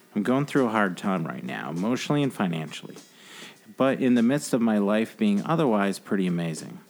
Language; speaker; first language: English; native; English